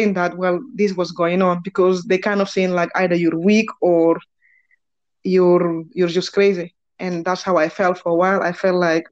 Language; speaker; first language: English; non-native, fluent; Spanish